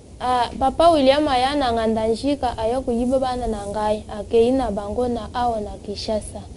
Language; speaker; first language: Lingala; non-native, local second language; Luba-Lulua